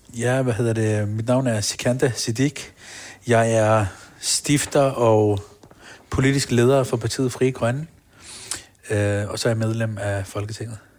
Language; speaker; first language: Danish; early bilingual, other home language; Urdu